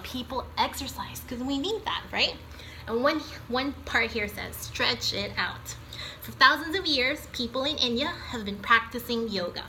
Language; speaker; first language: English; native; English